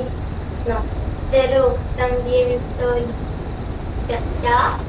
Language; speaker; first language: Spanish; non-native, learner; French